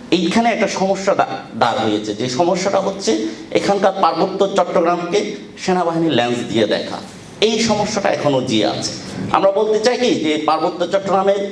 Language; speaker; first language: Bangla; non-native, local second language; Chakma